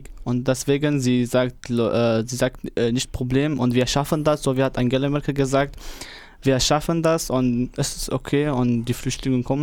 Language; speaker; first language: German; non-native, learner; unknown